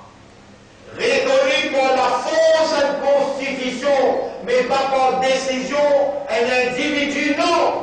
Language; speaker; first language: French; non-native, local second language; Morisyen